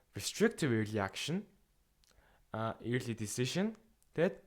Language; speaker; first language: English; non-native, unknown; Mongolian